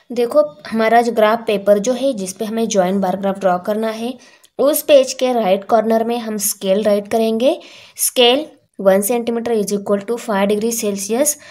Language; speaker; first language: Hindi; non-native, local second language; Marathi